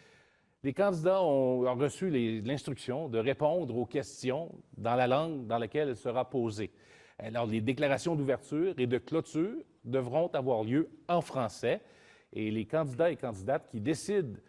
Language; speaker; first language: French; native; French